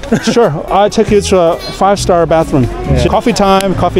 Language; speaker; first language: English; non-native, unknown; Chinese